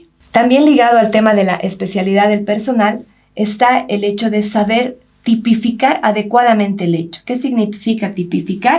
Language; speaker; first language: Spanish; native; Spanish